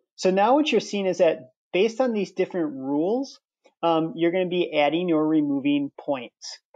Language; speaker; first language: English; native; English